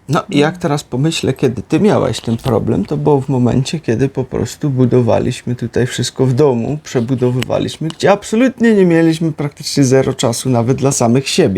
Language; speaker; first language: Polish; native; Polish